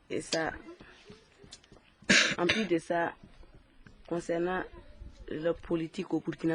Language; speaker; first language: French; non-native, local second language; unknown